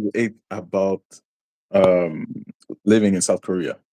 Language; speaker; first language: English; non-native, local second language; French